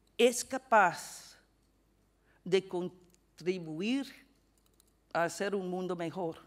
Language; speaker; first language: Spanish; non-native, fluent; English